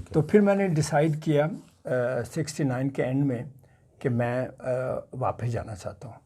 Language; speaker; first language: Urdu; non-native, local second language; Punjabi